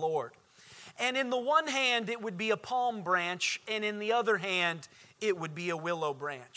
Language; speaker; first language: English; native; English